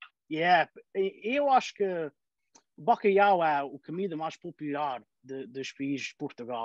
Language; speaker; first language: Portuguese; early bilingual, heritage; Portuguese